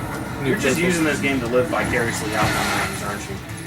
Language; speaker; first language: English; native; English